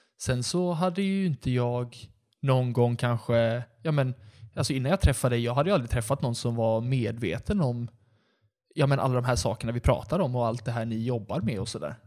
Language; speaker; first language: Swedish; native; Swedish